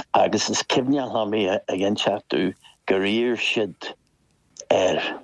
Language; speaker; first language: Irish; non-native, local second language; English